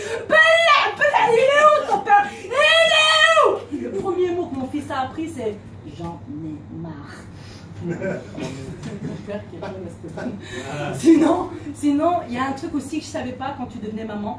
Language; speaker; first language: French; native; French